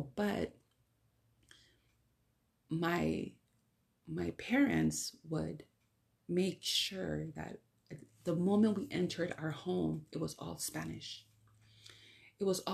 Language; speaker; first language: English; early bilingual, other home language; Spanish